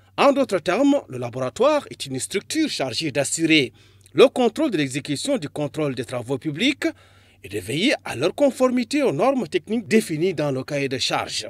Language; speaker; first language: French; non-native, local second language; Arabic